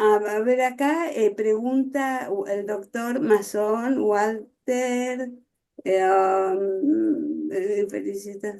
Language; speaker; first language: Spanish; native; Spanish